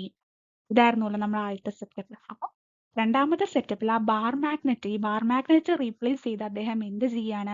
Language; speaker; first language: Malayalam; native; Malayalam